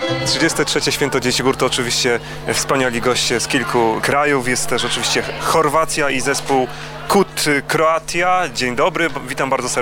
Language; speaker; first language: Polish; native; Polish